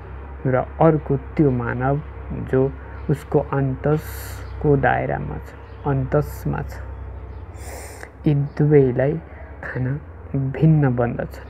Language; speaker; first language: Nepali; native; Nepali